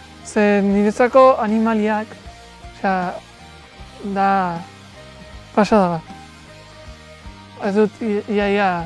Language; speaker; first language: Basque; non-native, local second language; Spanish